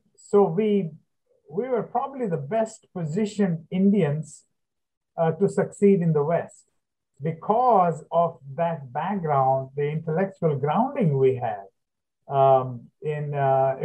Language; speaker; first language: English; non-native, local second language; Telugu